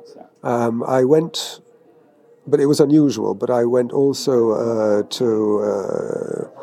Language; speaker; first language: English; native; English